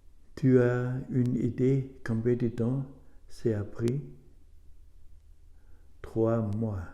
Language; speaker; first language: French; non-native, learner; German